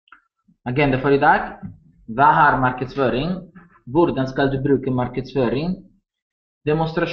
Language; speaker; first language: Norwegian; non-native, learner; Italian